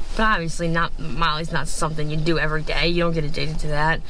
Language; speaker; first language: English; native; English